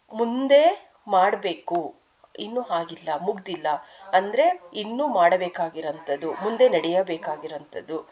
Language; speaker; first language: Kannada; native; Kannada